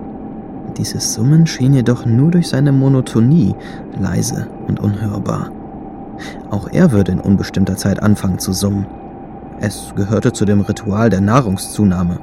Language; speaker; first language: German; native; German